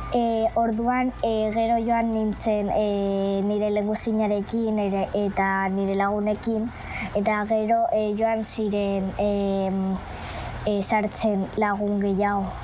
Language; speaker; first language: Basque; non-native, local second language; Spanish